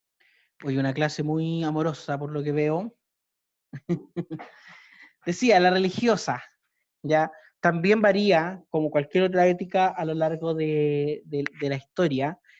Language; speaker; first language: Spanish; native; Spanish